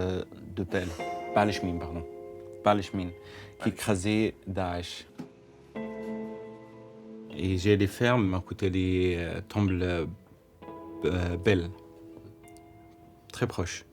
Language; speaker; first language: French; non-native, learner; Arabic